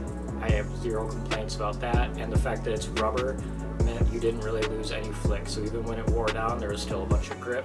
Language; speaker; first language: English; native; English